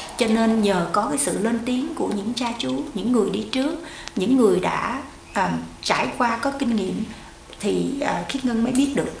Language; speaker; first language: Vietnamese; native; Vietnamese